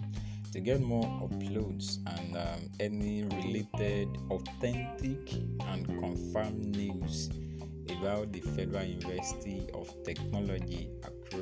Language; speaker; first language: English; non-native, local second language; Yoruba